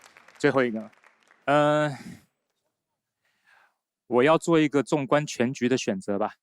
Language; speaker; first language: Chinese; native; Chinese